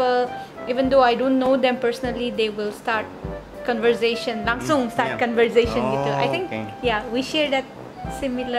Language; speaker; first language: English; non-native, local second language; Manipuri